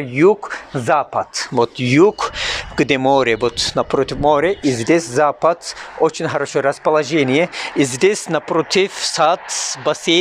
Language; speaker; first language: Russian; non-native, learner; Turkish